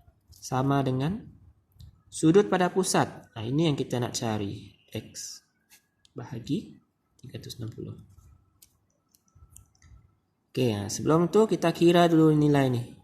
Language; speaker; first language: Malay; native; Malay